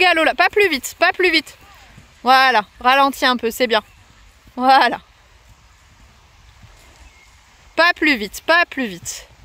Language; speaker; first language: French; native; French